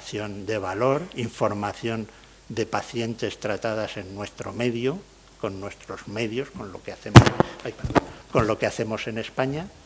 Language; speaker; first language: Spanish; native; Spanish